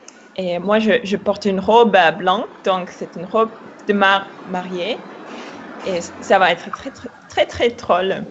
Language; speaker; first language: French; non-native, fluent; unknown